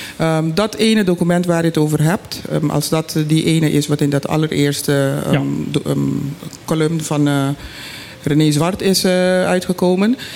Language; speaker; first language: Dutch; non-native, local second language; Papiamento